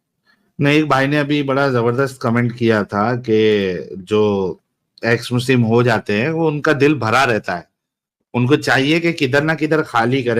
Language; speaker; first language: Hindi; native; Hindi